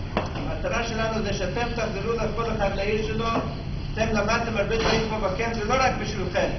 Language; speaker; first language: Hebrew; non-native, fluent; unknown